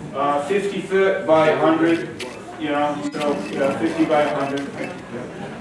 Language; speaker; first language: English; native; English